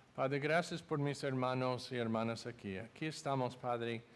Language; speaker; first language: Spanish; non-native, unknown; English